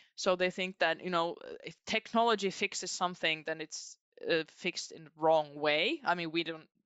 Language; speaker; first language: English; non-native, fluent; Finnish